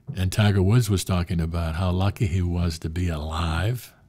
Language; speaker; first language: English; native; English